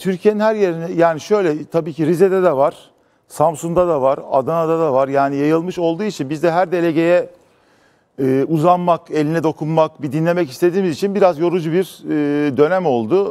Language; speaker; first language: Turkish; native; Turkish